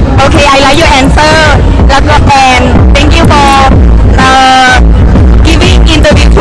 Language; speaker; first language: English; non-native, learner; Thai